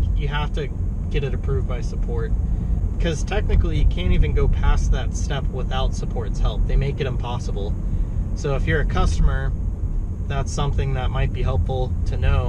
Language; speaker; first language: English; native; English